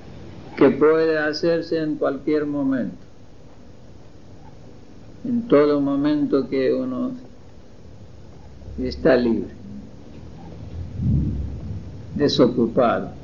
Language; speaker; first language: Spanish; non-native, fluent; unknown